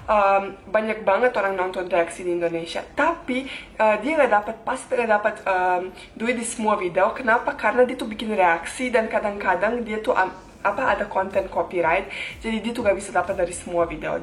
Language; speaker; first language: Indonesian; non-native, fluent; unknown